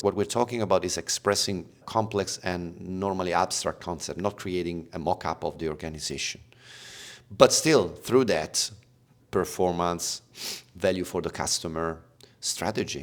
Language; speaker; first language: English; non-native, fluent; Italian